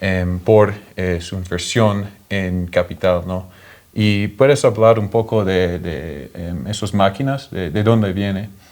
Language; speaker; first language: Spanish; non-native, fluent; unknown